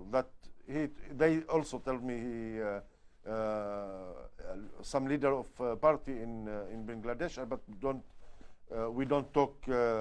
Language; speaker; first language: English; non-native, learner; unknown